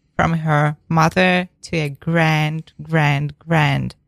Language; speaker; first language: English; non-native, fluent; Ukrainian